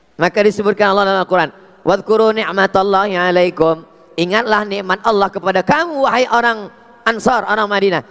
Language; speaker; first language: Indonesian; native; Indonesian